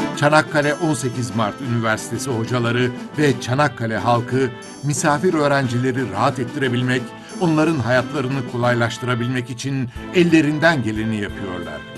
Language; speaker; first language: Turkish; native; Turkish